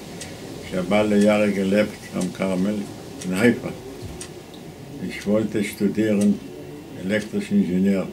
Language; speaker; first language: German; non-native, fluent; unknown